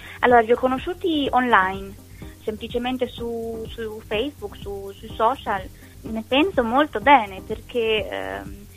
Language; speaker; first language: Italian; non-native, fluent; Romanian